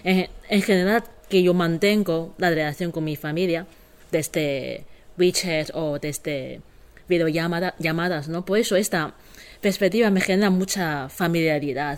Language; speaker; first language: Spanish; non-native, fluent; Chinese